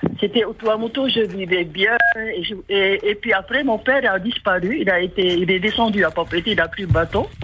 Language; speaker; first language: French; non-native, local second language; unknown